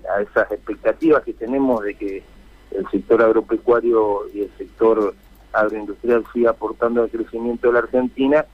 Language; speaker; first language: Spanish; native; Spanish